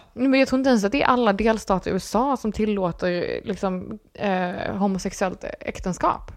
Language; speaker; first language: Swedish; native; Swedish